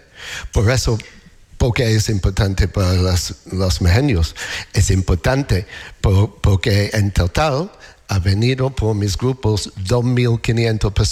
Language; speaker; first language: Spanish; non-native, learner; English